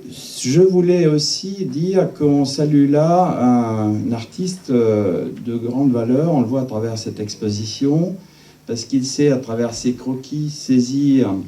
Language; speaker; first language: French; native; French